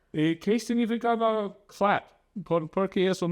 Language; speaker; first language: Spanish; non-native, fluent; English